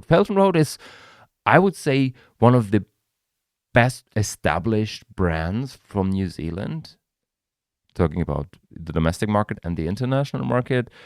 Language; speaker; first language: English; non-native, fluent; German